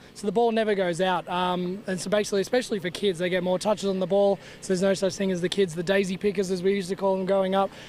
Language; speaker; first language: English; native; English